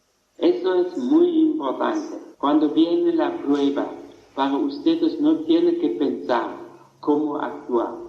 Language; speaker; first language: Spanish; non-native, fluent; German